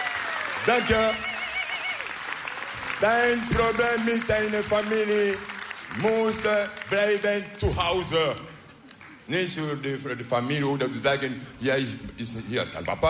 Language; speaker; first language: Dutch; non-native, learner; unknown